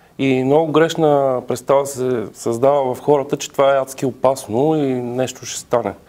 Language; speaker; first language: Bulgarian; native; Bulgarian